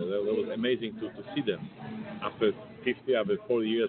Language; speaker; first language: English; non-native, fluent; Polish